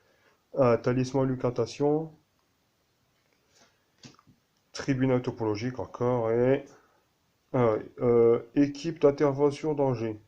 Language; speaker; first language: French; native; French